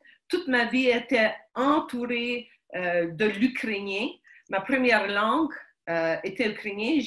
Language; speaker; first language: French; early bilingual, other home language; Ukrainian